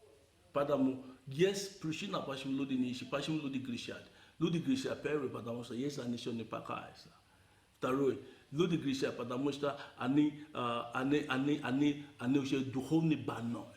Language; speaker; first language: Russian; non-native, learner; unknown